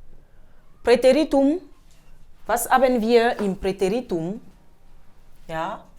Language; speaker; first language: German; non-native, fluent; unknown